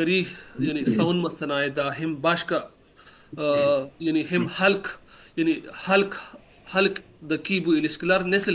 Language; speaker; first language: Turkish; non-native, learner; Urdu